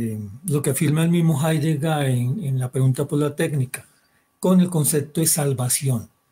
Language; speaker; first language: Spanish; native; Spanish